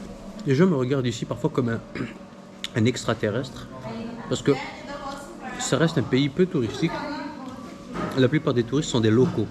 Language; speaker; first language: French; native; French